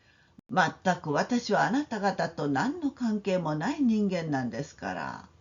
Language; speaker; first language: Japanese; non-native, fluent; Korean